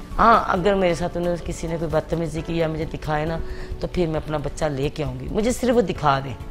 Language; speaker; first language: Urdu; non-native, local second language; Punjabi